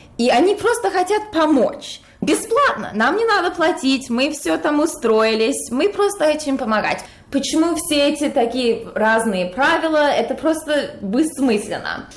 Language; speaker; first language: Russian; early bilingual, heritage; Russian